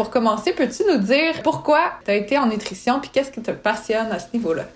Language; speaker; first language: French; native; French